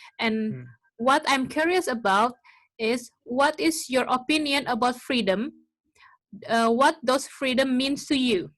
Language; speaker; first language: English; non-native, local second language; Indonesian